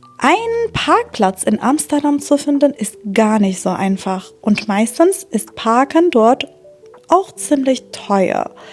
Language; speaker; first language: German; non-native, fluent; Persian